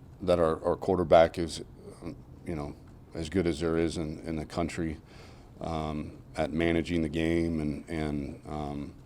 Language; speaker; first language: English; native; English